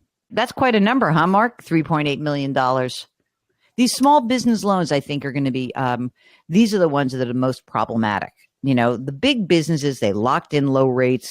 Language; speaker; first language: English; native; English